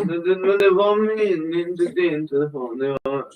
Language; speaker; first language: Swedish; early bilingual, other home language; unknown